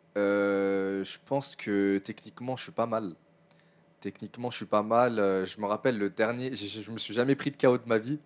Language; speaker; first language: French; native; French